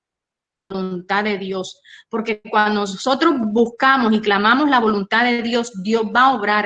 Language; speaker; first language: Spanish; native; Spanish